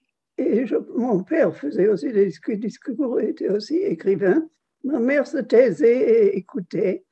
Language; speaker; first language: French; non-native, fluent; German